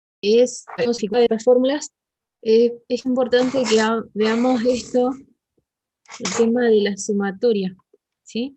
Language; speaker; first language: Spanish; native; Spanish